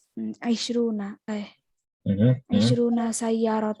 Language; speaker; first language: Arabic; non-native, learner; Indonesian